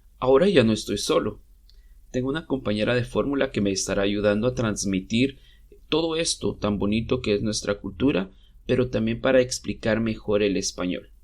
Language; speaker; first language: Spanish; native; Spanish